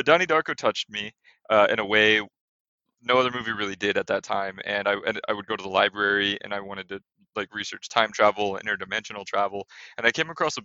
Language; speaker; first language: English; native; English